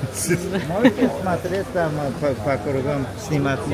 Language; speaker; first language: Russian; non-native, learner; Uzbek